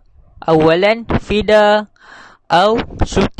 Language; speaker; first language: Arabic; non-native, learner; Malay